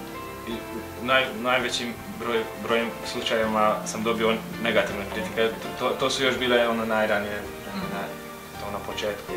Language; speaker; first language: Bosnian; non-native, local second language; Hungarian